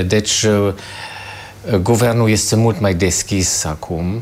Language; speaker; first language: Romanian; non-native, fluent; German